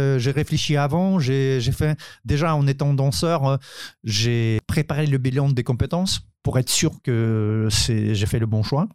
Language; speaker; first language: French; non-native, fluent; Ukrainian